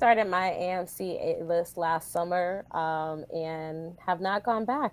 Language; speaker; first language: English; native; English